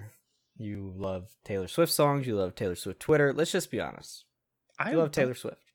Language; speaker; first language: English; native; English